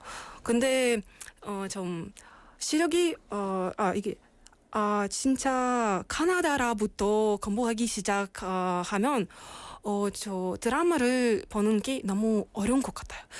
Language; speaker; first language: Korean; non-native, learner; Russian